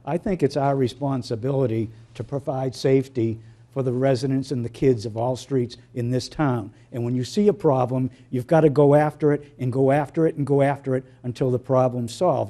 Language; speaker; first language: English; native; English